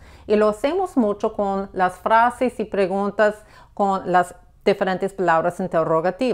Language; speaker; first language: Spanish; non-native, fluent; English